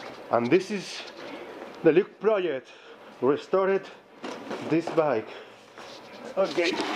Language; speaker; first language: English; non-native, learner; Spanish